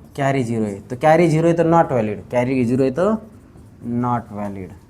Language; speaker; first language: Hindi; non-native, local second language; Marathi